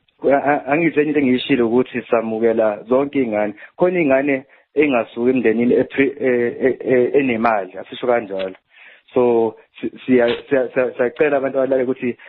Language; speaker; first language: Zulu; native; Zulu